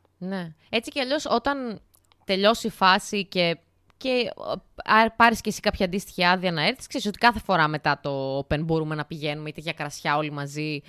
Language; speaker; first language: Greek; native; Greek